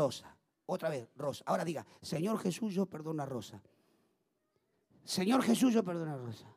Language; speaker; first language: Spanish; native; Spanish